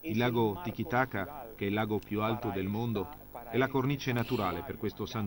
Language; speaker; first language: Italian; non-native, fluent; Spanish